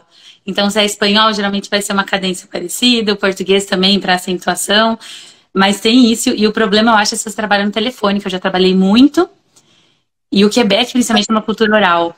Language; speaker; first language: Portuguese; native; Portuguese